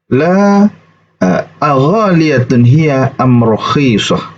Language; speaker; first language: Arabic; non-native, fluent; Indonesian